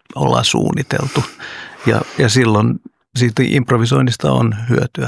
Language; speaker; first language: Finnish; early bilingual, other home language; Oromo